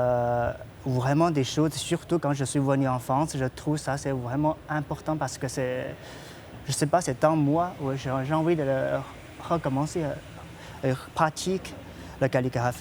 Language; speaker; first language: French; non-native, fluent; Chinese